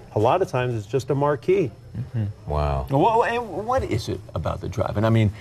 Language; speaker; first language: English; native; English